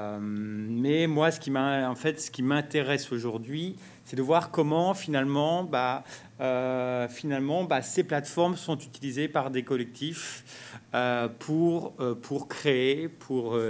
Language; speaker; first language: French; native; French